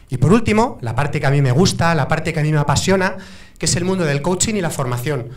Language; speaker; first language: Spanish; native; Spanish